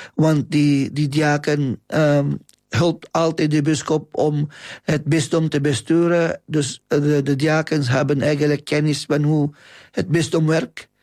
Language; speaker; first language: Dutch; non-native, fluent; Filipino